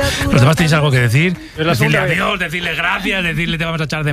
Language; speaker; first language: Spanish; native; Spanish